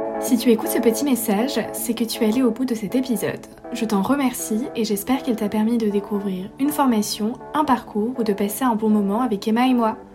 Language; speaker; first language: French; native; French